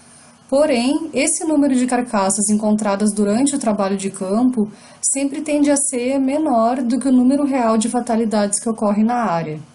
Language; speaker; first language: Portuguese; native; Portuguese